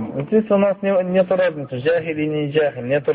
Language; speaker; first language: Russian; non-native, fluent; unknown